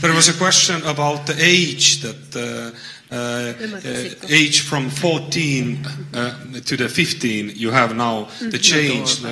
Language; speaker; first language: English; non-native, learner; Estonian